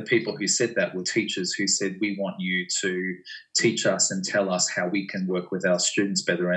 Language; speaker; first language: English; native; English